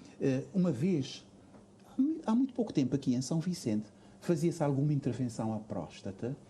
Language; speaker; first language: Portuguese; non-native, local second language; Kabuverdianu